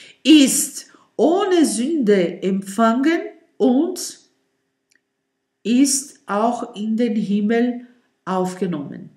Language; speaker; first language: German; non-native, learner; Portuguese